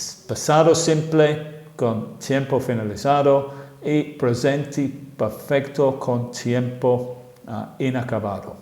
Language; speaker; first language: Spanish; non-native, fluent; English